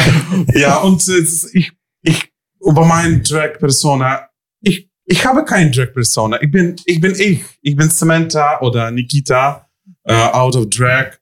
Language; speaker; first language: German; non-native, learner; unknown